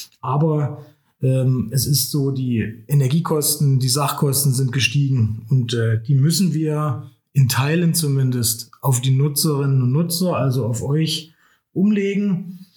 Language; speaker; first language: German; native; German